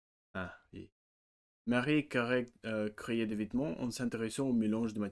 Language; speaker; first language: French; non-native, learner; Russian